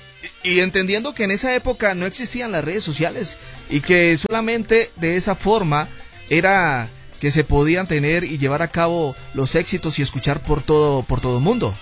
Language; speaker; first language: Spanish; native; Spanish